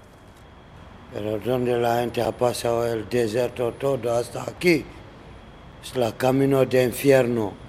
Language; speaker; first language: Spanish; non-native, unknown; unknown